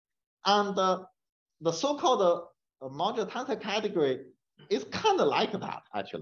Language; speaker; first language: English; non-native, fluent; Chinese